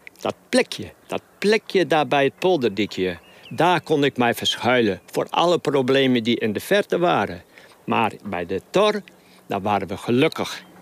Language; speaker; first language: Dutch; non-native, local second language; Western Frisian